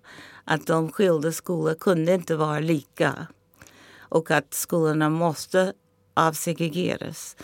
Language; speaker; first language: Swedish; non-native, fluent; English